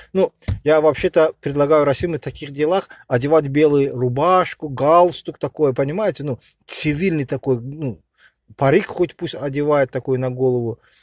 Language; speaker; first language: Russian; non-native, local second language; Azerbaijani